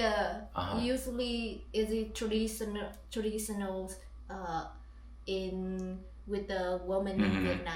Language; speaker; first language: English; non-native, learner; Vietnamese